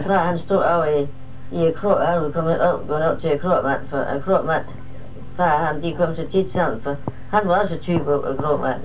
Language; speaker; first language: Danish; native; Danish